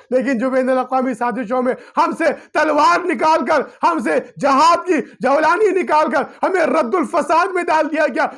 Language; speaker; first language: Urdu; non-native, local second language; Pashto